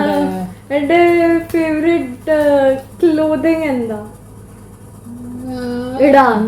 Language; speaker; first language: Malayalam; early bilingual, heritage; Malayalam